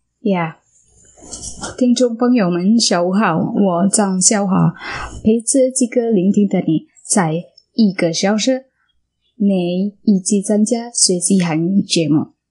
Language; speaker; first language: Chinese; non-native, learner; Indonesian